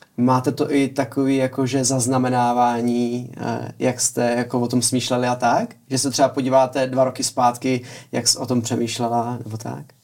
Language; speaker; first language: Czech; native; Czech